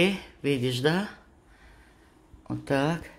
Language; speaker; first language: Russian; non-native, fluent; Georgian